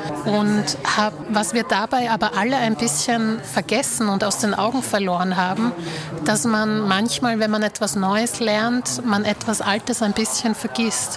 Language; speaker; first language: German; early bilingual, other home language; Slovak